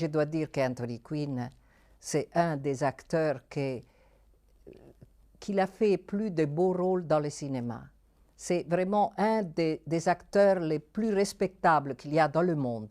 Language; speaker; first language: French; non-native, fluent; Italian